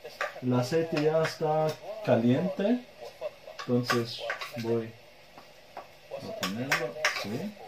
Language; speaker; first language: Spanish; non-native, fluent; Arabic